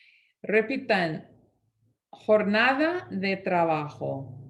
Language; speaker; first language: Spanish; non-native, fluent; English